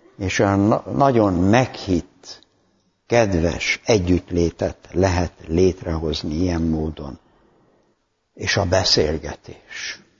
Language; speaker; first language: Hungarian; native; Hungarian